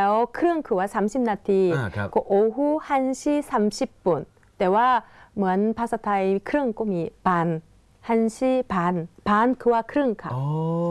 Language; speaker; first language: Thai; non-native, fluent; Korean